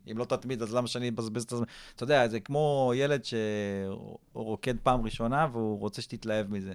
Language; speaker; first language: Hebrew; early bilingual, other home language; English